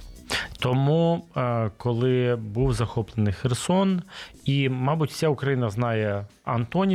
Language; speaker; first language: Ukrainian; non-native, local second language; Russian